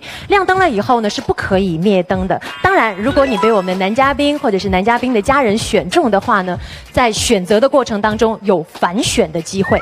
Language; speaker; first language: Chinese; native; Chinese